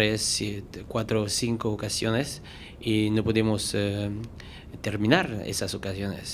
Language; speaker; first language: Spanish; non-native, learner; French